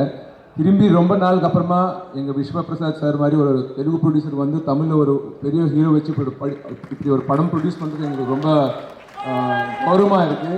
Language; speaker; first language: Tamil; non-native, local second language; Telugu